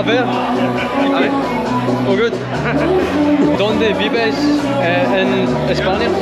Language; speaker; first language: Spanish; non-native, learner; English